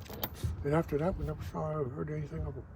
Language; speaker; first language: English; native; English